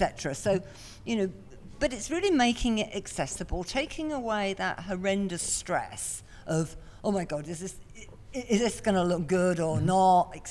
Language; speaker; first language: English; native; English